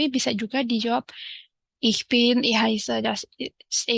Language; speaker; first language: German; non-native, fluent; Indonesian